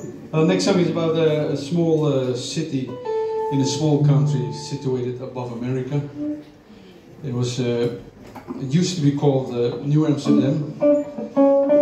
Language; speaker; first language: English; non-native, fluent; Dutch